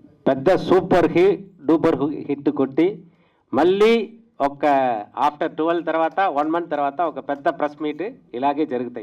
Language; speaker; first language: Telugu; native; Telugu